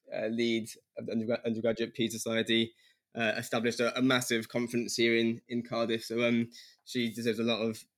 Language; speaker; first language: English; native; English